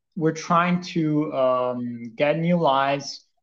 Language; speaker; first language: English; non-native, fluent; Italian